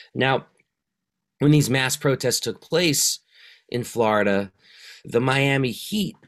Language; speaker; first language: English; native; English